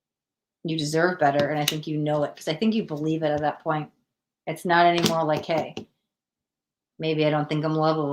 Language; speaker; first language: English; native; English